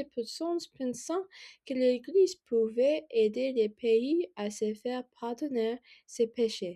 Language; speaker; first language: French; non-native, learner; English